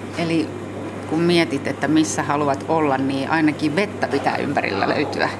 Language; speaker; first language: Finnish; native; Finnish